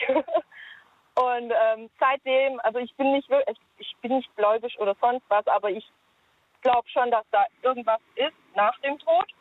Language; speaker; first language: German; native; German